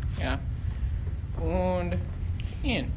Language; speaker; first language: German; non-native, learner; English